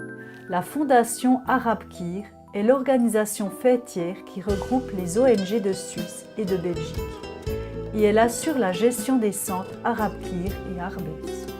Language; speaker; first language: French; native; French